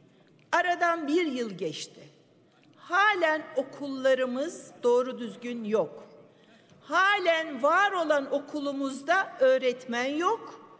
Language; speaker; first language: Turkish; native; Turkish